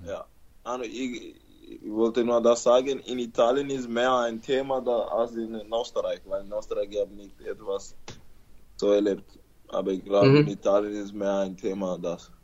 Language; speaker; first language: German; non-native, learner; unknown